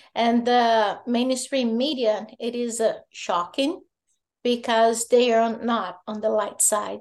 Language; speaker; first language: English; non-native, fluent; Portuguese